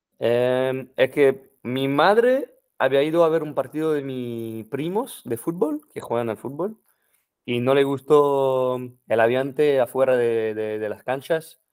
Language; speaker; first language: Spanish; non-native, fluent; French